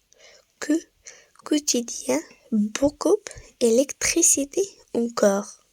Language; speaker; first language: French; non-native, local second language; Arabic